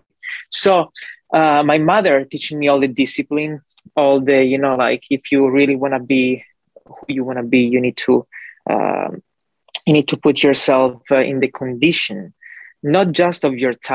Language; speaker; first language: English; non-native, fluent; Italian